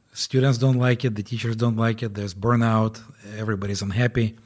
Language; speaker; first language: English; non-native, fluent; Ukrainian